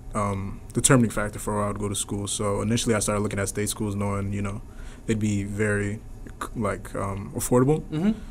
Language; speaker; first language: English; native; English